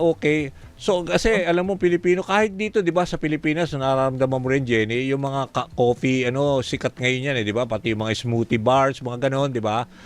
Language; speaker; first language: Filipino; native; Filipino